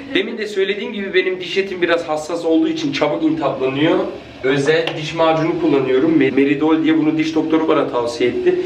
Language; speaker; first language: Turkish; early bilingual, heritage; Turkish